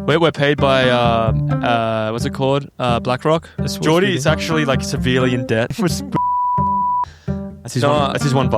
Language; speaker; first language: English; native; English